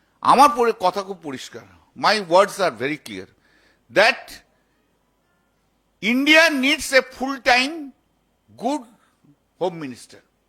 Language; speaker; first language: English; non-native, local second language; Bangla